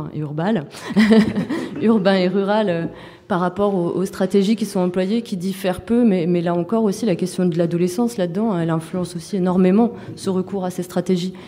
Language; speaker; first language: French; native; French